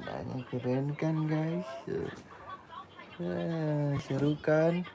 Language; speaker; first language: Indonesian; native; Indonesian